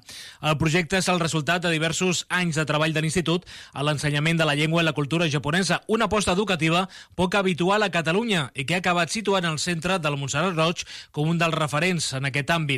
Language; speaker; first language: Catalan; native; Catalan